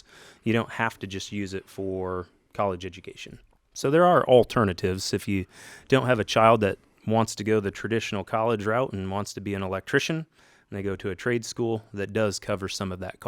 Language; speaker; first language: English; native; English